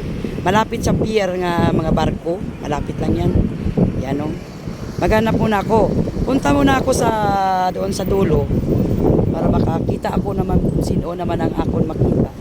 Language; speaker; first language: Filipino; non-native, local second language; Hiligaynon